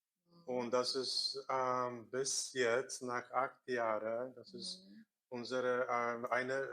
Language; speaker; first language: German; non-native, learner; Korean